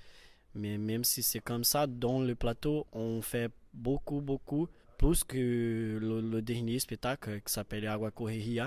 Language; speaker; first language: French; non-native, learner; Portuguese